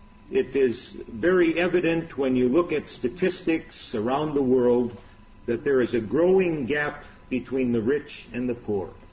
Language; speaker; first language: English; native; English